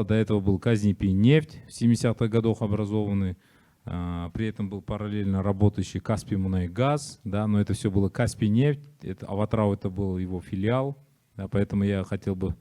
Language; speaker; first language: Russian; native; Russian